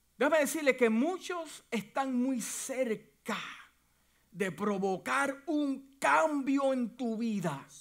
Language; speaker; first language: Spanish; native; Spanish